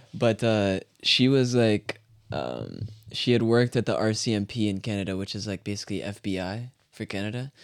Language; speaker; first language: English; native; English